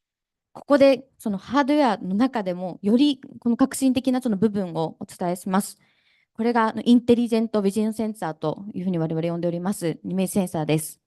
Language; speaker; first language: Japanese; native; Japanese